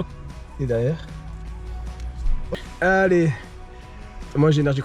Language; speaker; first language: French; native; French